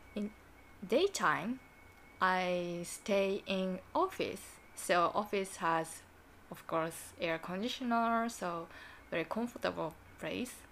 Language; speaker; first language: English; non-native, learner; Japanese